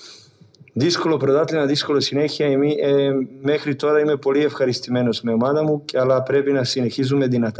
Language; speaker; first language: Greek; non-native, fluent; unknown